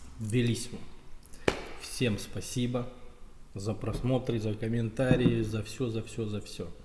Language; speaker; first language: Russian; native; Russian